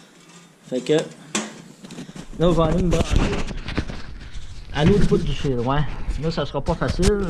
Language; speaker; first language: French; native; French